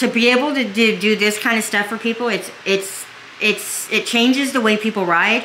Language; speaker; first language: English; native; English